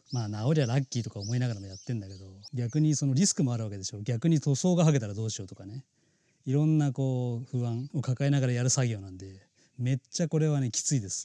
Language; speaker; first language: Japanese; native; Japanese